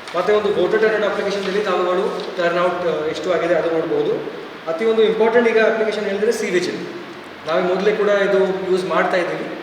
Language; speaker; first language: Kannada; non-native, fluent; Odia